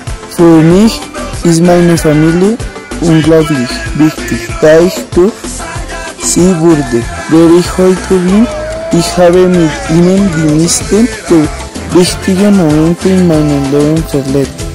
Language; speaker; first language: German; non-native, learner; Spanish